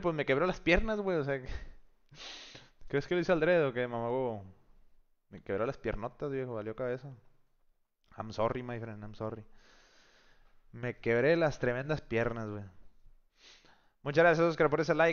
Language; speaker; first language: Spanish; native; Spanish